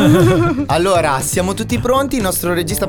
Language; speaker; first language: Italian; native; Italian